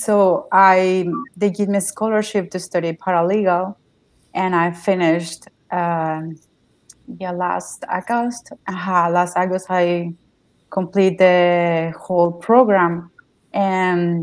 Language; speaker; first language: English; non-native, learner; Spanish